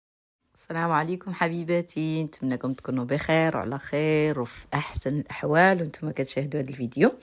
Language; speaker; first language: Arabic; native; Arabic